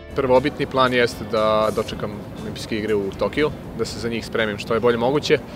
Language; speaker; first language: Serbian; non-native, local second language; Rusyn